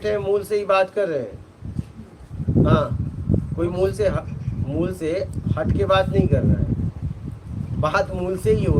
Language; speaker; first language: Hindi; native; Hindi